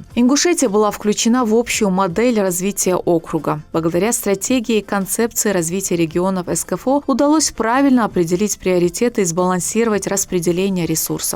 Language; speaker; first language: Russian; native; Russian